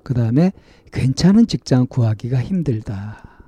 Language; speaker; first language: Korean; native; Korean